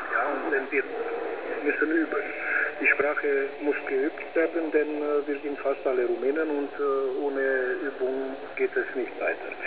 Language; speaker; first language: German; non-native, fluent; Romanian